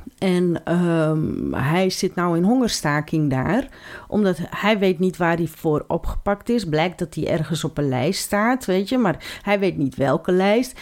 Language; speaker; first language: Dutch; early bilingual, other home language; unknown